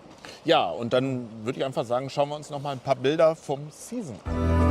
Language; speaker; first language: German; native; German